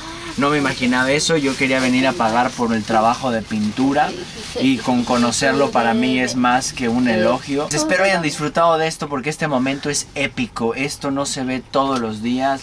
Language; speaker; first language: Spanish; native; Spanish